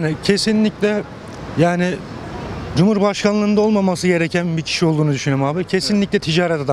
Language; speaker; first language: Turkish; native; Turkish